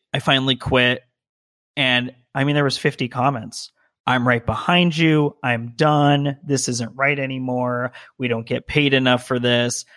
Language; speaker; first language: English; native; English